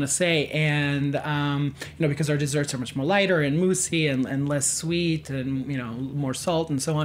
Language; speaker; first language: English; non-native, fluent; Serbian